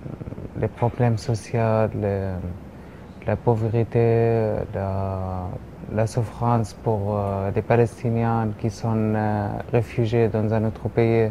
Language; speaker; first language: French; non-native, learner; Arabic